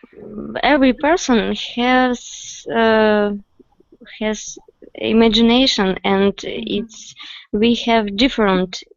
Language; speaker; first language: English; non-native, learner; Russian